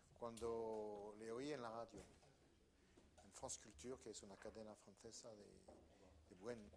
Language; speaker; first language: Spanish; non-native, fluent; French